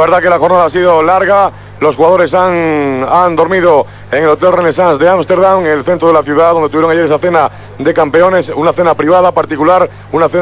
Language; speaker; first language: Spanish; native; Spanish